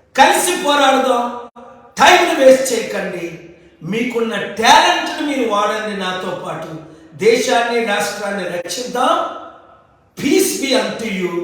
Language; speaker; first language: Telugu; native; Telugu